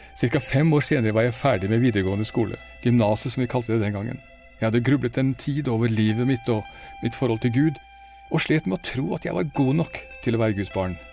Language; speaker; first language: Norwegian; native; Norwegian